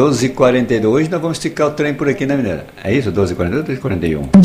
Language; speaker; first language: Portuguese; native; Portuguese